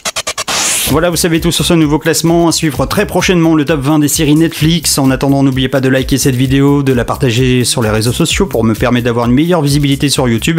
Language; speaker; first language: French; native; French